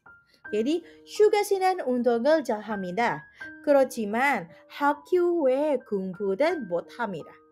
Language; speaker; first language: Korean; non-native, fluent; Indonesian